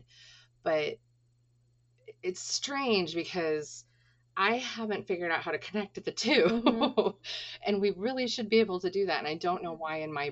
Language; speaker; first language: English; native; English